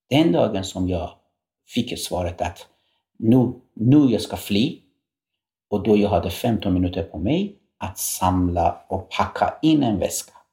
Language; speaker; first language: Swedish; non-native, fluent; Persian